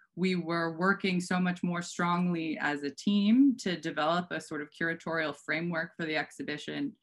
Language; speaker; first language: English; native; English